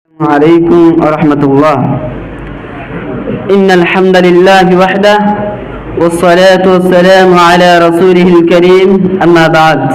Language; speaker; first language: Arabic; non-native, learner; Bangla